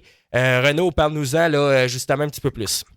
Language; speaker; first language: French; native; French